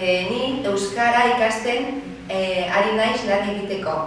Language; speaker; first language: Basque; non-native, learner; Spanish